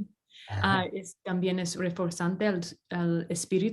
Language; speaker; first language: Spanish; non-native, fluent; English